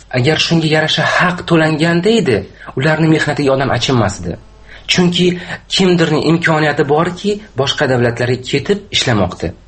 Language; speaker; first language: Uzbek; native; Uzbek